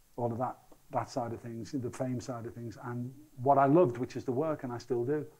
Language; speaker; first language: English; native; English